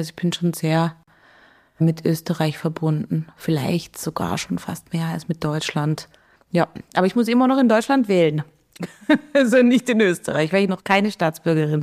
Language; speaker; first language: German; native; German